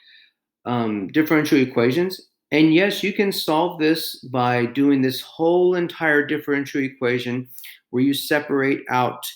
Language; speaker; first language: English; native; English